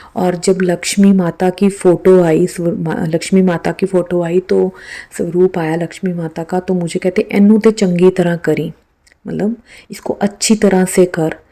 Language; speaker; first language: Hindi; native; Hindi